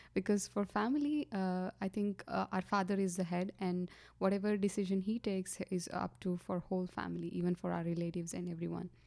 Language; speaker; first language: English; non-native, local second language; Kannada